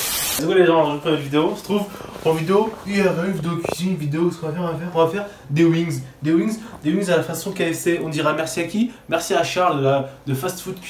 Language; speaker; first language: French; native; French